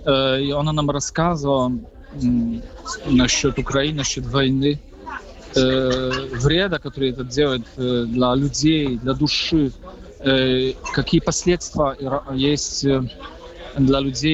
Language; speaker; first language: Russian; non-native, fluent; Polish